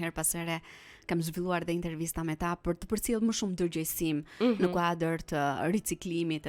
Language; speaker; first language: Albanian; native; Albanian